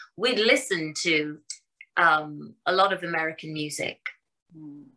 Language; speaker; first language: English; native; English